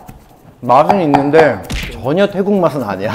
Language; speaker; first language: Korean; native; Korean